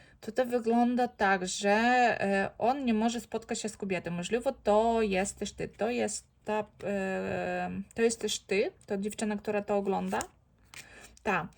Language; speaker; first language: Polish; non-native, fluent; Ukrainian